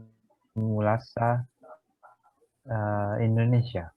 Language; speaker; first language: Filipino; non-native, learner; Indonesian